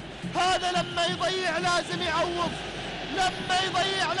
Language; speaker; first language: Arabic; native; Arabic